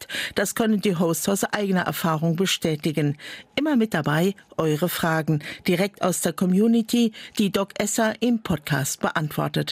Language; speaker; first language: German; native; German